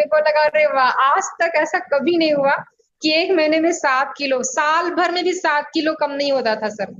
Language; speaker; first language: Hindi; non-native, local second language; Gujarati